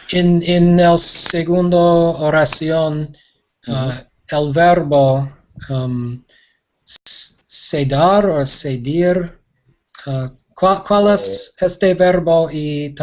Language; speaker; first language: Spanish; non-native, learner; English